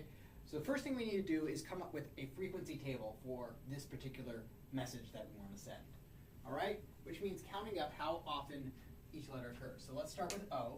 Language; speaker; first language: English; native; English